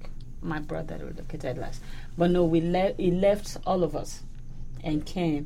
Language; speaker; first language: English; non-native, local second language; Yoruba